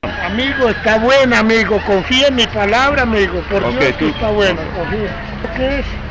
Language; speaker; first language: Spanish; native; Spanish